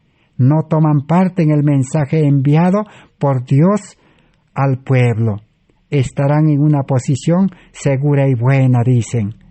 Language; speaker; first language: Spanish; native; Spanish